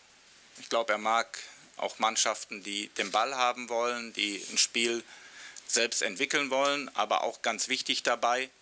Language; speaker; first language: German; native; German